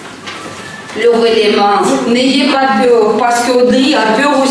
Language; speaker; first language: French; non-native, fluent; Russian